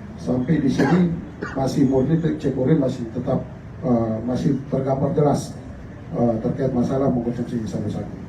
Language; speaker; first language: Indonesian; native; Indonesian